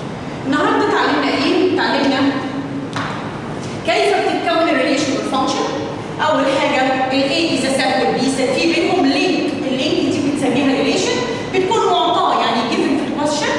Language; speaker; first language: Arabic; native; Arabic